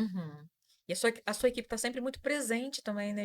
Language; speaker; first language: Portuguese; native; Portuguese